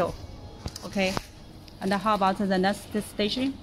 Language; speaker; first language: English; non-native, learner; Chinese